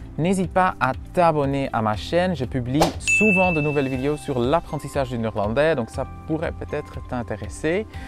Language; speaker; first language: French; non-native, fluent; Dutch